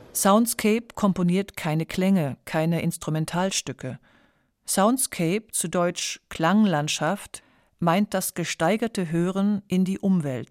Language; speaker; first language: German; native; German